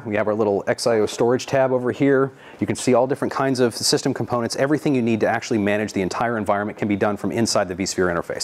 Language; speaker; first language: English; native; English